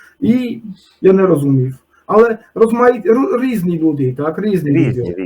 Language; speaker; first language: Polish; non-native, learner; Ukrainian